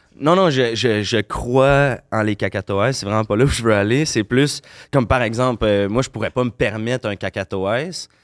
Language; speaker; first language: French; native; French